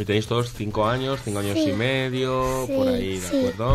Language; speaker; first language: Spanish; native; Spanish